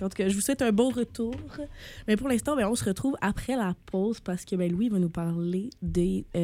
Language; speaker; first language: French; native; French